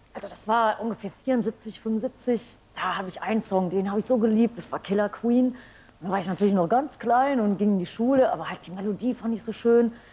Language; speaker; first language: German; native; German